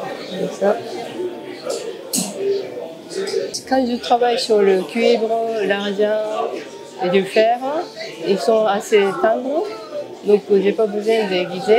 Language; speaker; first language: French; non-native, fluent; Japanese